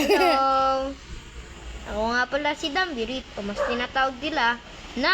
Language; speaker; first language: Filipino; native; Filipino